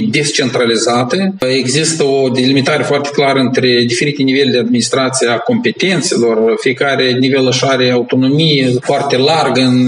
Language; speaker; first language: Romanian; native; Romanian